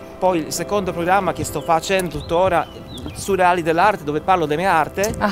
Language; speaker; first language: Italian; non-native, fluent; Polish